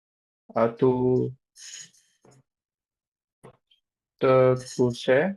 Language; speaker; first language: French; non-native, learner; Bangla